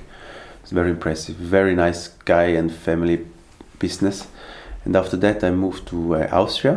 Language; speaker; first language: English; non-native, fluent; Swiss German